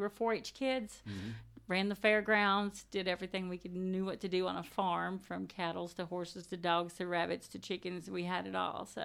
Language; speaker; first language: English; native; English